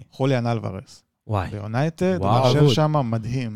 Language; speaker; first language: Hebrew; early bilingual, other home language; Spanish